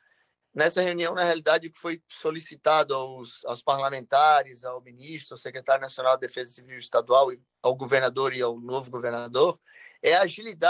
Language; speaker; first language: Portuguese; native; Portuguese